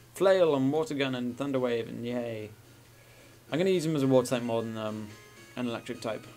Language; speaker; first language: English; native; English